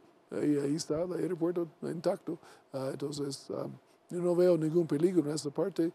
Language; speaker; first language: Spanish; non-native, learner; English